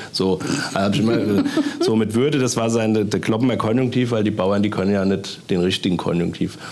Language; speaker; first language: German; native; German